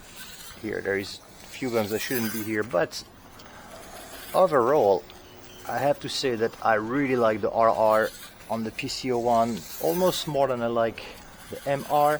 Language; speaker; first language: English; non-native, fluent; French